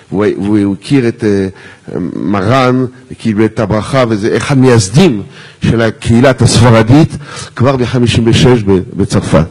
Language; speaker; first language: Hebrew; non-native, fluent; French